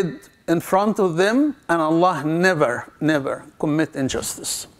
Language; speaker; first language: English; non-native, fluent; Arabic